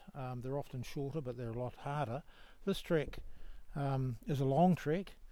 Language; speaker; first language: English; native; English